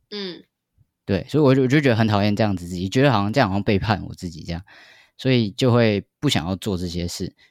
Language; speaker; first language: Chinese; native; Chinese